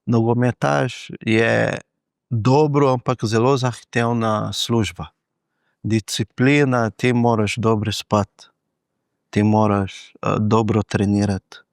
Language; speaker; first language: Slovenian; non-native, fluent; Portuguese